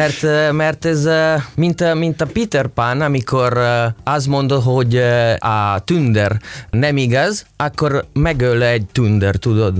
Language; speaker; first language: Hungarian; non-native, learner; Italian